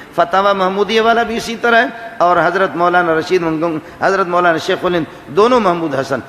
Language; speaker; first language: Urdu; non-native, local second language; Baluchi